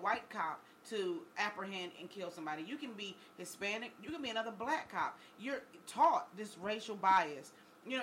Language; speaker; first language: English; native; English